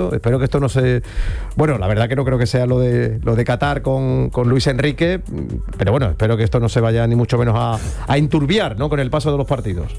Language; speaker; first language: Spanish; native; Spanish